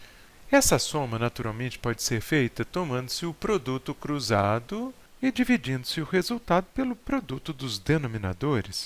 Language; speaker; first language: Portuguese; native; Portuguese